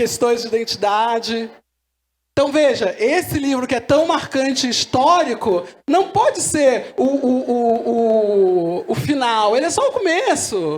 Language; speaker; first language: Portuguese; native; Portuguese